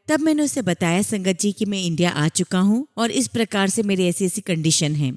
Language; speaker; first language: Hindi; native; Hindi